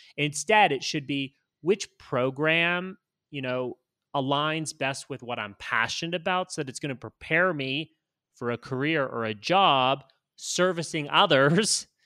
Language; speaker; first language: English; native; English